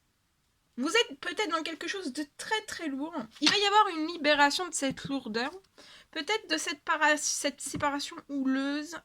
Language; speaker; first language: French; native; French